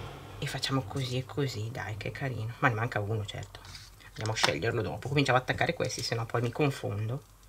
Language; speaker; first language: Italian; native; Italian